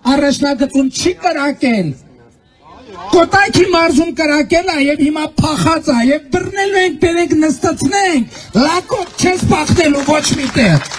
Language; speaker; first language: Armenian; native; Armenian